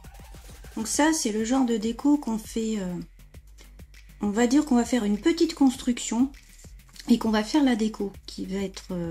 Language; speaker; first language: French; native; French